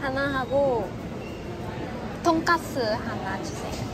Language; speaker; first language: Korean; non-native, learner; Japanese